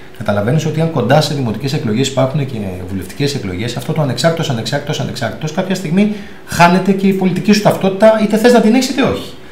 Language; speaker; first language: Greek; native; Greek